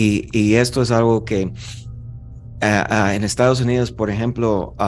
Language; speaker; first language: Spanish; non-native, fluent; English